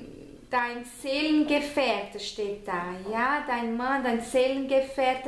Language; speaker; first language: German; non-native, fluent; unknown